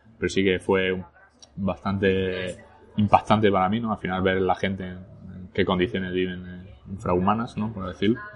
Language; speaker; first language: Spanish; early bilingual, other home language; French